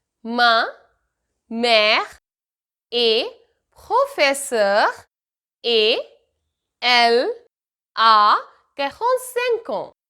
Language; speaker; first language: French; non-native, fluent; Hindi